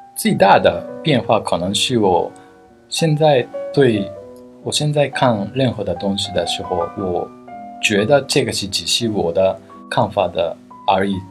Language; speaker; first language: Chinese; non-native, fluent; Japanese